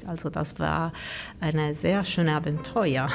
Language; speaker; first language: German; non-native, fluent; Italian